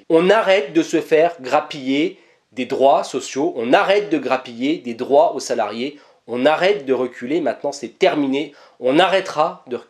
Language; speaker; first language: French; native; French